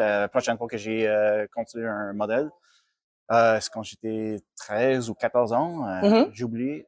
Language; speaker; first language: French; non-native, local second language; English